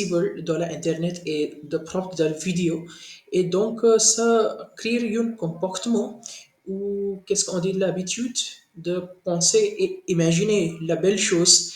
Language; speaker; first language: French; non-native, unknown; Hindi